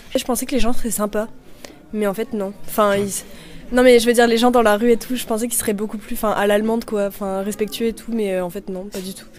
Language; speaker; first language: French; native; French